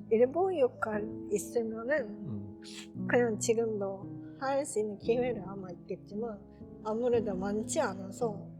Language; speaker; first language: Korean; non-native, fluent; Japanese